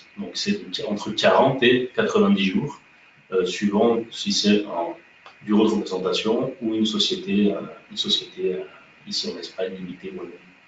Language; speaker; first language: French; native; French